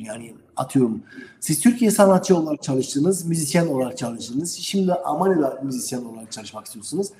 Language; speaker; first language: Turkish; non-native, learner; German